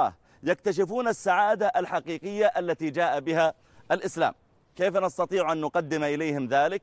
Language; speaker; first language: Arabic; native; Arabic